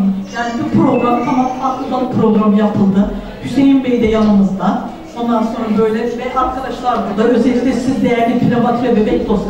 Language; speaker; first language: Turkish; native; Turkish